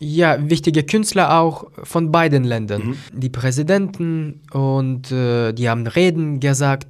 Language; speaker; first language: German; non-native, fluent; Lithuanian